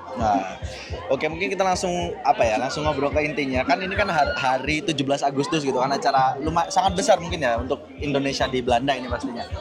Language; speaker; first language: Indonesian; native; Indonesian